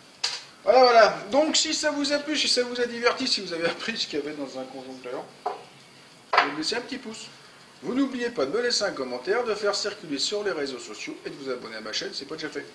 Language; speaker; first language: French; native; French